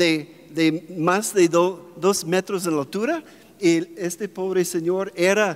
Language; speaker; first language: Spanish; non-native, fluent; English